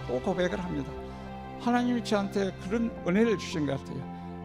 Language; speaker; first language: Korean; native; Korean